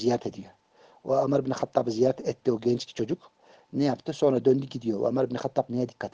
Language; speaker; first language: Turkish; native; Turkish